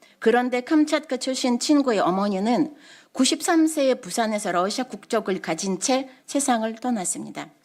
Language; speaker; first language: Korean; non-native, fluent; Russian